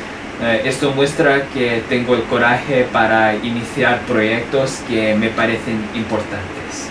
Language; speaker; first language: Spanish; non-native, fluent; English